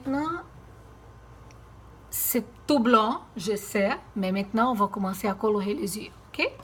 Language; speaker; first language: French; non-native, fluent; Portuguese